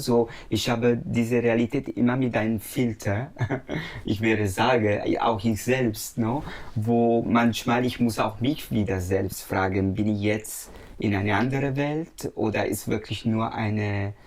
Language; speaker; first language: German; non-native, fluent; Italian